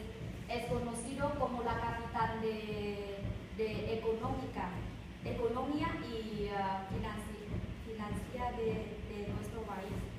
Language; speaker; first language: Spanish; non-native, learner; Vietnamese